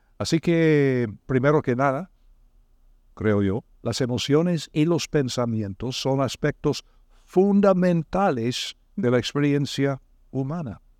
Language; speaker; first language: Spanish; non-native, fluent; English